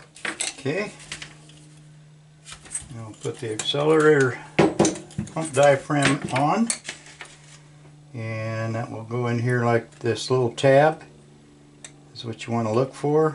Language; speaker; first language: English; native; English